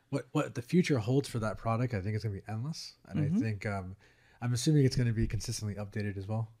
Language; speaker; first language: English; native; English